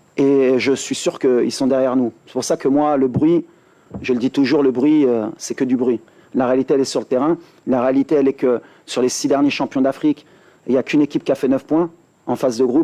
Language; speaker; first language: French; native; French